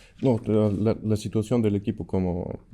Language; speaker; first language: Spanish; non-native, learner; Bulgarian